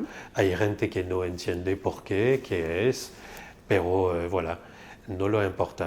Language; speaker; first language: Spanish; non-native, fluent; French